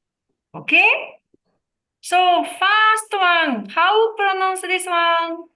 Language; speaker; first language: English; non-native, learner; Japanese